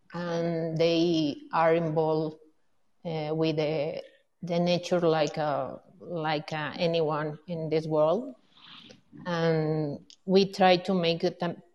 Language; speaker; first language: English; non-native, learner; Spanish